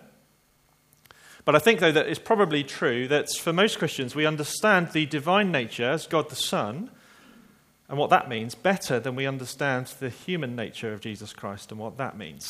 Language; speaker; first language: English; native; English